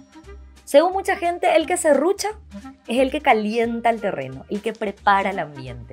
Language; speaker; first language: Spanish; native; Spanish